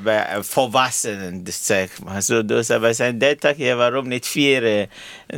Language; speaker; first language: Dutch; non-native, learner; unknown